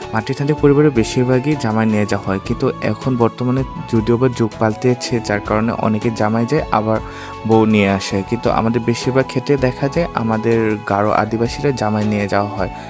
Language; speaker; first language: Bangla; non-native, local second language; Garo